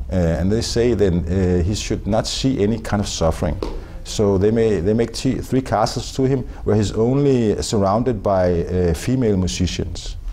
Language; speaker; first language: English; non-native, fluent; Danish